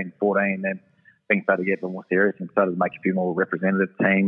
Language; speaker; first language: English; native; English